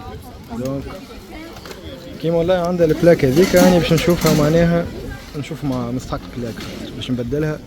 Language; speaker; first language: Arabic; native; Arabic